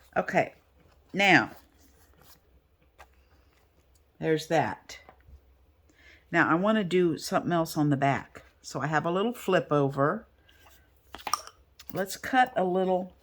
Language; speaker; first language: English; native; English